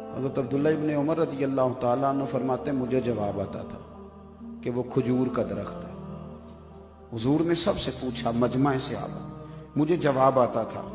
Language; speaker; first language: Urdu; non-native, local second language; Punjabi